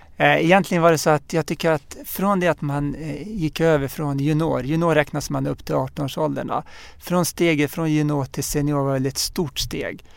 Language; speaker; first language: Swedish; early bilingual, other home language; Arabic